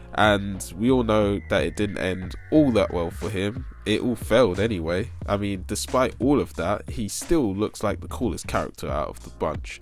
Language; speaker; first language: English; native; English